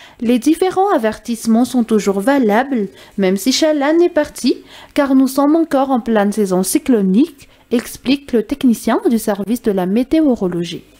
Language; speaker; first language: French; non-native, local second language; Malagasy